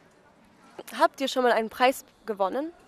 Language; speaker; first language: German; native; German